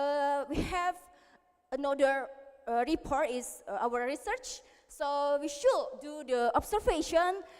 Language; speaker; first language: English; non-native, learner; Indonesian